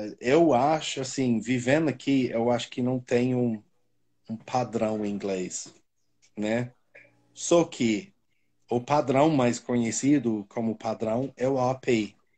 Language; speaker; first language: Portuguese; non-native, fluent; English